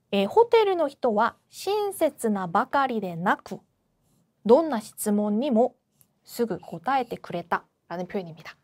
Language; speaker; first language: Japanese; non-native, fluent; Korean